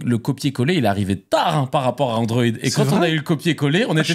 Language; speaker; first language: French; native; French